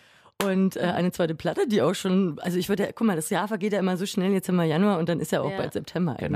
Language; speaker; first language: German; native; German